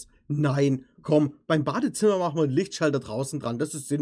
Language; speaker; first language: German; native; German